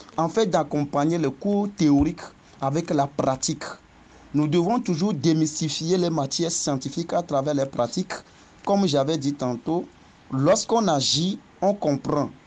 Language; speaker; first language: French; non-native, local second language; Ewe